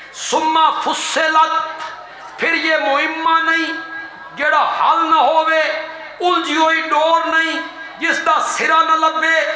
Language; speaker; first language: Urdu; non-native, local second language; Punjabi